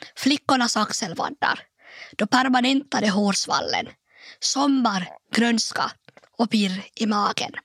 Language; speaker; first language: Swedish; native; Swedish